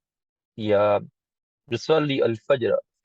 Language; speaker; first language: Arabic; non-native, learner; English